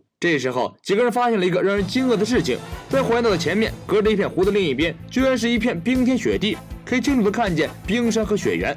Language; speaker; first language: Chinese; native; Chinese